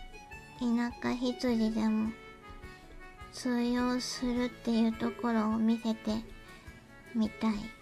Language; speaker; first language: Japanese; native; Japanese